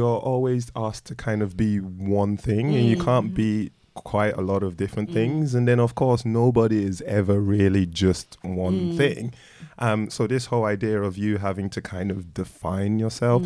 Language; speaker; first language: English; native; English